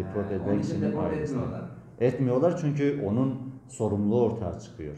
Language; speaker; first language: Turkish; native; Turkish